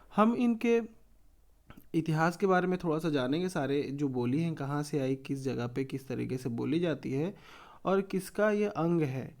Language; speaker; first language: Hindi; native; Hindi